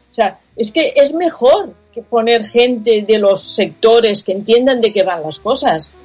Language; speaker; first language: Spanish; non-native, local second language; Catalan